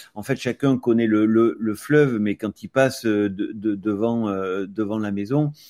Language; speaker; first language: French; native; French